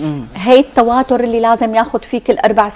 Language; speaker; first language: Arabic; native; Arabic